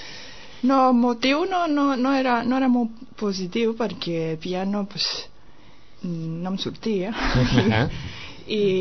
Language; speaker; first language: Catalan; non-native, fluent; Japanese